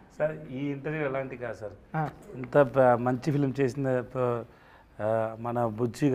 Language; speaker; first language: Telugu; non-native, learner; Tamil